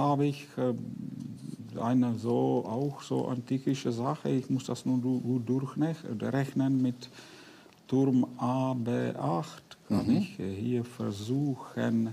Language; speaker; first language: German; non-native, fluent; Czech